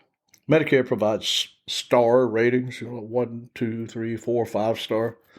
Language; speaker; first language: English; native; English